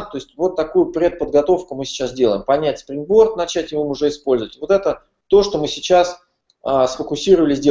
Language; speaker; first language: Russian; native; Russian